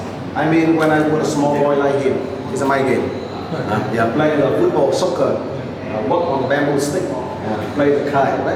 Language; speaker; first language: English; non-native, fluent; Vietnamese